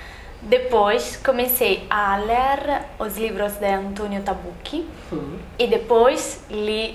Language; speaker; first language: Portuguese; non-native, learner; Italian